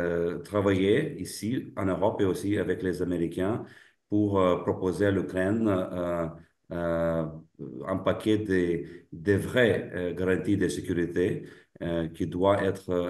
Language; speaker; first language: French; non-native, fluent; Lithuanian